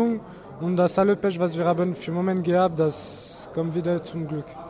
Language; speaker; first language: German; non-native, learner; French